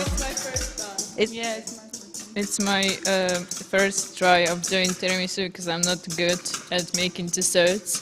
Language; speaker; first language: English; non-native, fluent; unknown